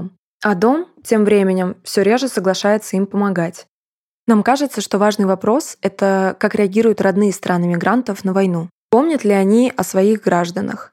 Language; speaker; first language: Russian; native; Russian